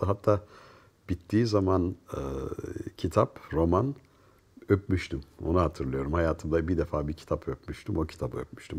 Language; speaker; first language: Turkish; native; Turkish